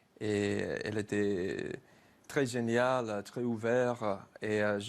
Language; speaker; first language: French; non-native, learner; English